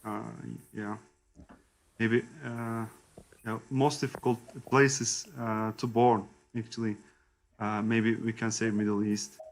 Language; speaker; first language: English; non-native, learner; Turkish